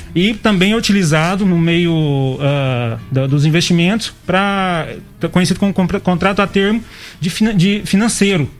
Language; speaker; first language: Portuguese; native; Portuguese